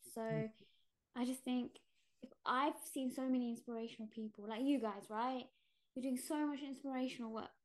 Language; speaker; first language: English; native; English